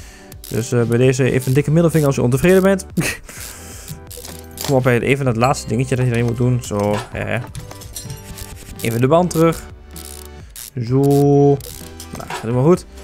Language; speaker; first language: Dutch; native; Dutch